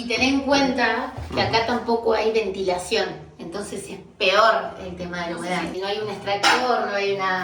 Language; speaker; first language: Spanish; native; Spanish